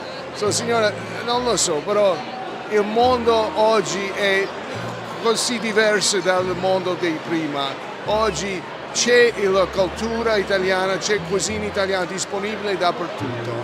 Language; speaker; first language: Italian; early bilingual, heritage; Italian